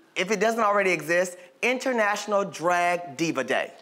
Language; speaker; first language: English; native; English